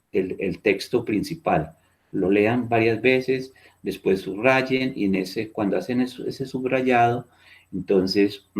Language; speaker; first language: Spanish; native; Spanish